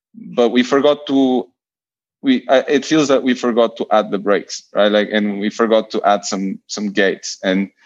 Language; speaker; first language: English; non-native, fluent; Portuguese